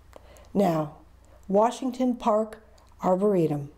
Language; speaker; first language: English; native; English